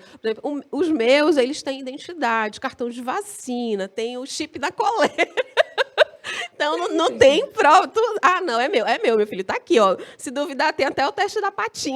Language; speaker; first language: Portuguese; native; Portuguese